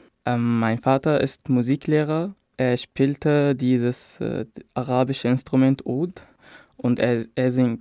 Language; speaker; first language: German; non-native, fluent; Arabic